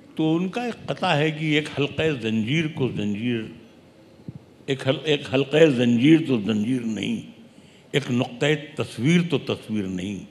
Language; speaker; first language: Hindi; native; Hindi